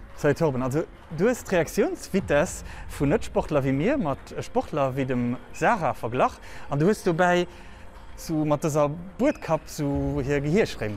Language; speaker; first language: German; non-native, local second language; Luxembourgish